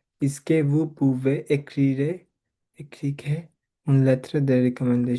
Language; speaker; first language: French; non-native, learner; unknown